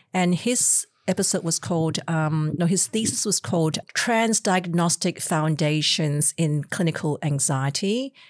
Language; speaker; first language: English; non-native, local second language; Cantonese